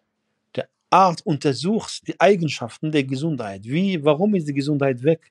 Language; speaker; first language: German; non-native, fluent; Arabic